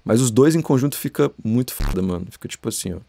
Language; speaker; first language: Portuguese; native; Portuguese